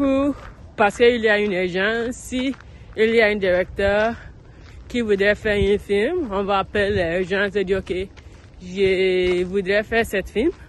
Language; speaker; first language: French; non-native, learner; English